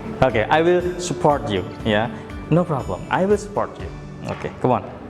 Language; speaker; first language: English; non-native, fluent; Indonesian